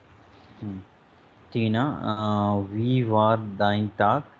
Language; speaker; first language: German; non-native, learner; Hindi